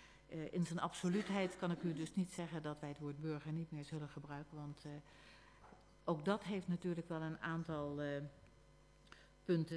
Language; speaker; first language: Dutch; native; Dutch